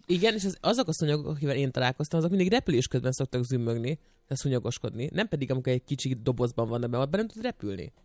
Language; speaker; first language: Hungarian; native; Hungarian